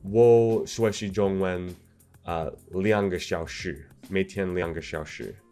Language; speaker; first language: Chinese; non-native, learner; English